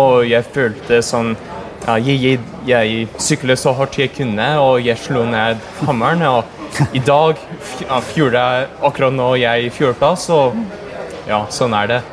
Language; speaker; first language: Norwegian; early bilingual, heritage; English